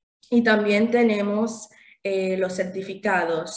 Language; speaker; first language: Spanish; early bilingual, heritage; Spanish